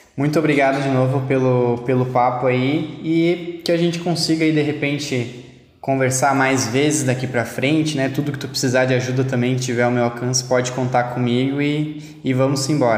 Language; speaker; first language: Portuguese; native; Portuguese